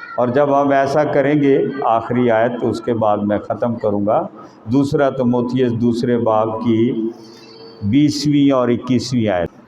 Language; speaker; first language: Urdu; non-native, local second language; Punjabi